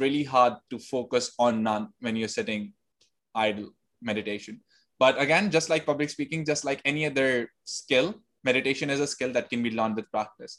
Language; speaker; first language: English; non-native, local second language; Hindi